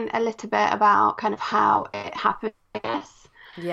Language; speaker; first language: English; early bilingual, other home language; Polish